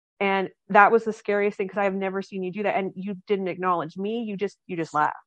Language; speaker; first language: English; native; English